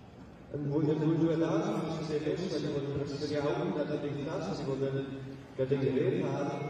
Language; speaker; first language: Welsh; native; Welsh